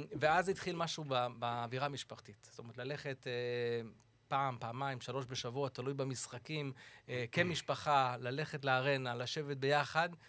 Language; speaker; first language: Hebrew; early bilingual, other home language; English